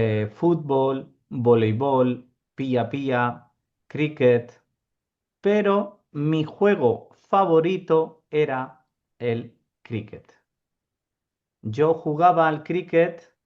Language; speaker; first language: Spanish; non-native, fluent; Urdu